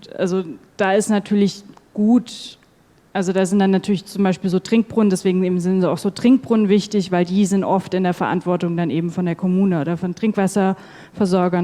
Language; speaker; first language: German; native; German